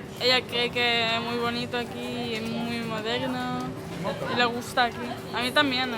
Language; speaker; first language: Spanish; early bilingual, other home language; Hebrew